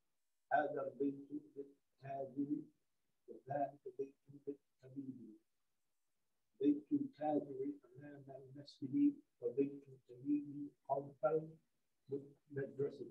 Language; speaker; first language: Arabic; non-native, learner; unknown